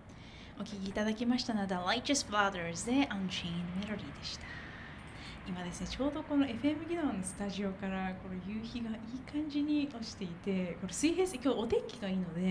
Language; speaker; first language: Japanese; native; Japanese